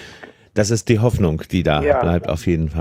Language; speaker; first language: German; native; German